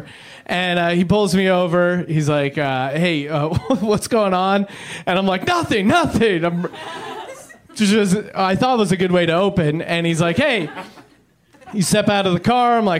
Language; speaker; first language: English; native; English